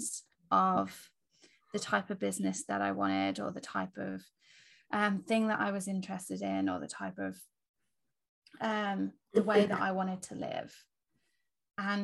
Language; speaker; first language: English; native; English